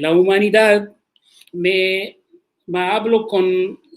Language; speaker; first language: Spanish; non-native, learner; Arabic